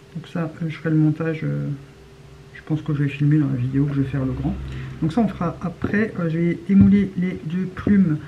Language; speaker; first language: French; native; French